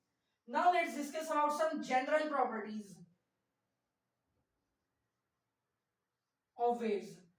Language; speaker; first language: English; non-native, local second language; Urdu